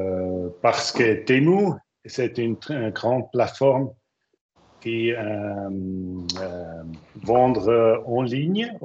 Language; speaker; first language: French; non-native, learner; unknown